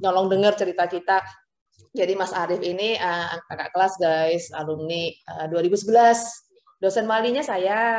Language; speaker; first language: Indonesian; native; Indonesian